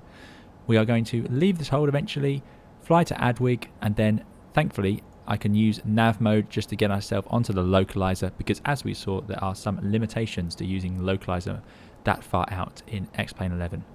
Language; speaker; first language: English; native; English